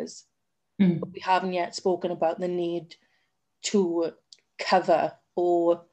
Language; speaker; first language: English; native; English